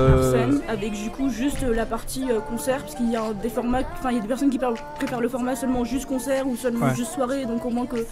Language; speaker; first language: French; native; French